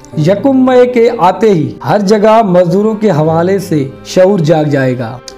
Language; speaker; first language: Urdu; non-native, local second language; Sindhi